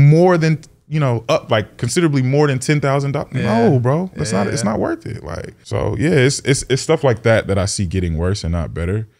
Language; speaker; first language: English; native; English